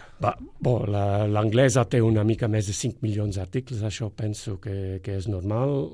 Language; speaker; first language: Catalan; non-native, fluent; Dutch